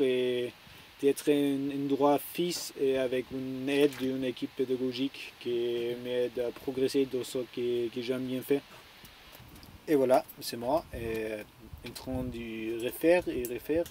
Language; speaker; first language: French; non-native, learner; German